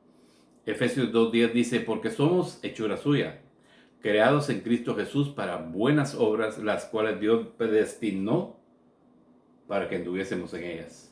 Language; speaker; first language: Spanish; native; Spanish